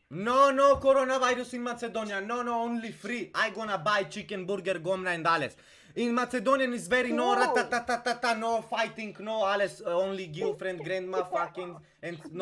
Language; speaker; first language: English; non-native, learner; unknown